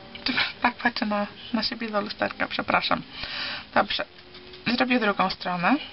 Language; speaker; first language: Polish; early bilingual, heritage; Polish